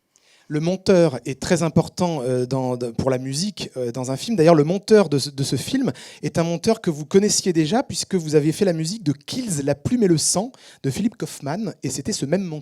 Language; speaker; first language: French; native; French